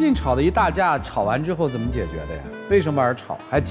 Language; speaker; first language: Chinese; native; Chinese